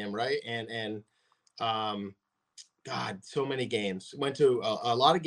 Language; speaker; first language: English; native; English